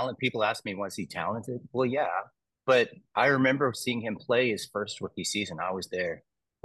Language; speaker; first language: English; native; English